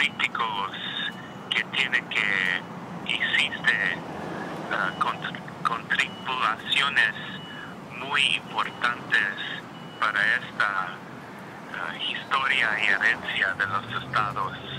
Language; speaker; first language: Spanish; non-native, learner; English